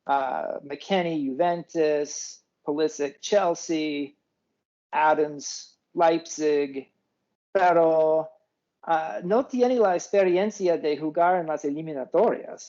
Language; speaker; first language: Spanish; non-native, fluent; English